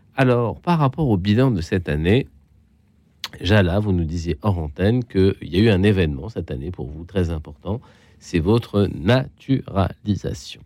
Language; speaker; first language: French; native; French